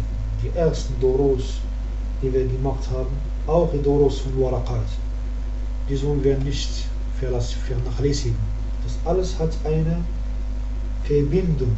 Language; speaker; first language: German; non-native, fluent; Arabic